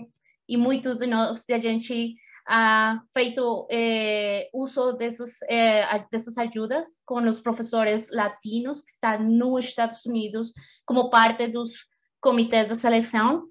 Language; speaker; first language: Portuguese; non-native, fluent; Spanish